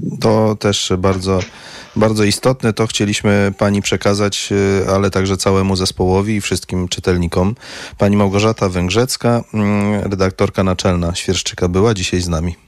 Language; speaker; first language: Polish; native; Polish